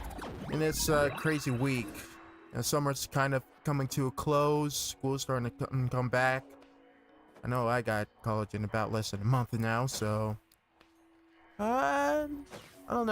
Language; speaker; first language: English; native; English